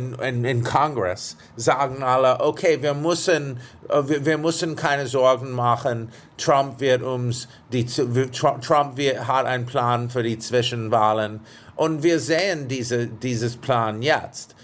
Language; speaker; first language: German; non-native, fluent; English